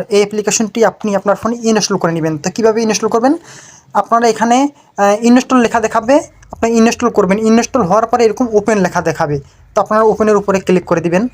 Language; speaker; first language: Bangla; native; Bangla